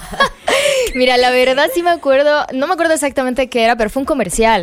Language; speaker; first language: Spanish; native; Spanish